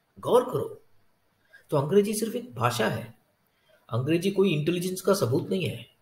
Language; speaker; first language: Hindi; non-native, local second language; Tamil